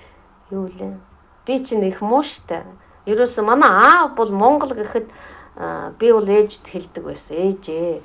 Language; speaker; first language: Mongolian; non-native, fluent; Russian